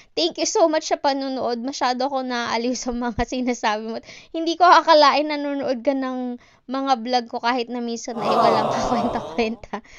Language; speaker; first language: Filipino; native; Filipino